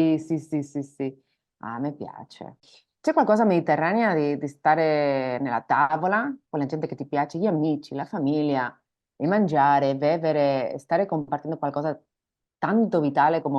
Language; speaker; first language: Italian; non-native, learner; Spanish